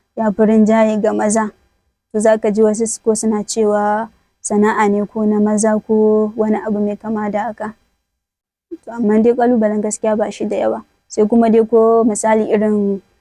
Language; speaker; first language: Hausa; native; Hausa